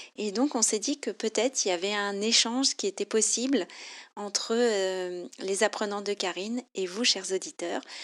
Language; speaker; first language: French; native; French